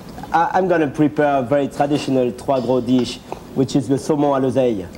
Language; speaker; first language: English; non-native, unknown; French